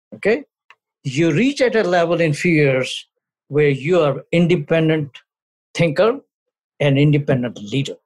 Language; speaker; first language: English; non-native, local second language; Punjabi